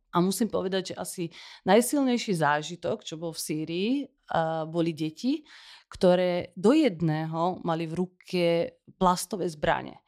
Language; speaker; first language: Slovak; early bilingual, heritage; Slovak